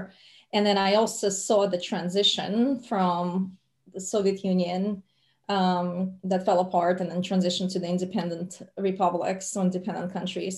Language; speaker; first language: English; non-native, fluent; Russian